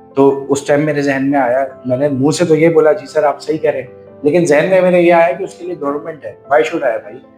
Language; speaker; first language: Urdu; native; Urdu